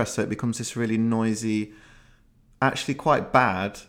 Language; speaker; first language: English; native; English